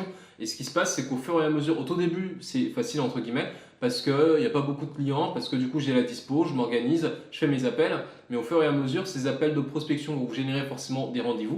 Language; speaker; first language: French; native; French